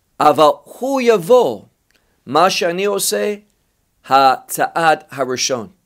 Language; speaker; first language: Hebrew; non-native, fluent; English